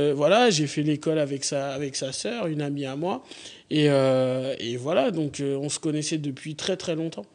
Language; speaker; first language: French; native; French